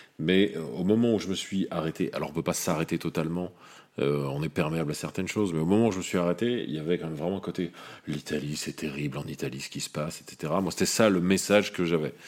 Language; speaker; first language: French; native; French